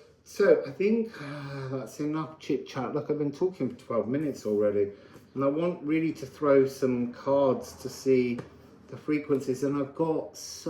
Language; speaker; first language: English; native; English